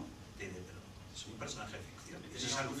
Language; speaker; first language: Spanish; native; Spanish